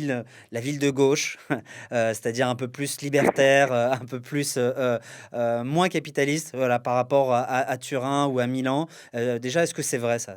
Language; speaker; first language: French; native; French